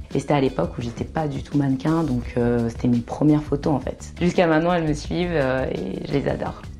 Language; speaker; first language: French; early bilingual, other home language; Kinyarwanda